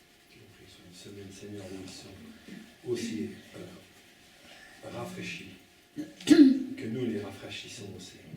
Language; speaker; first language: French; non-native, fluent; English